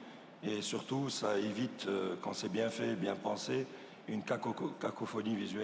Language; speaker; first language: French; non-native, local second language; Arabic